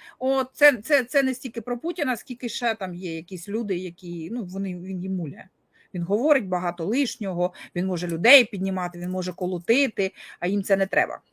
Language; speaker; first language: Ukrainian; non-native, local second language; Russian